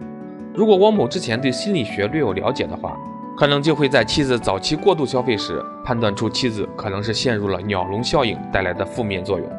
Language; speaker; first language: Chinese; native; Chinese